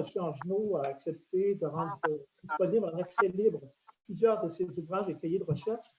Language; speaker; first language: French; native; French